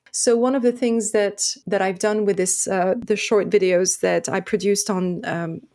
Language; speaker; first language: English; non-native, fluent; French